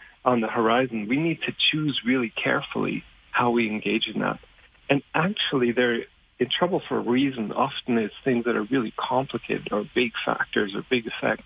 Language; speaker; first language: English; non-native, fluent; German